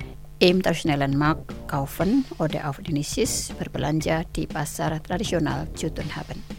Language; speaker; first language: German; non-native, fluent; Indonesian